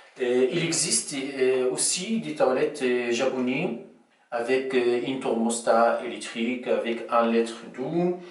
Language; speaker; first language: French; non-native, fluent; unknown